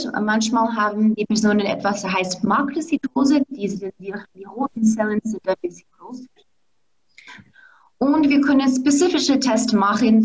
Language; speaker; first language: German; non-native, fluent; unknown